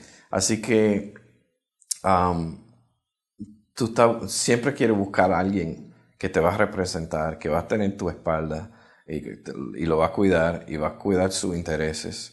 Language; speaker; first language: Spanish; early bilingual, heritage; Spanish